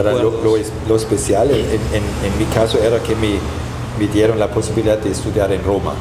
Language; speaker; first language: Spanish; non-native, fluent; German